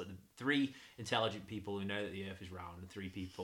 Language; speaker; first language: English; native; English